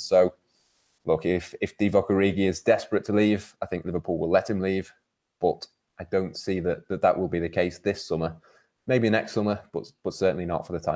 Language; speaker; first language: English; native; English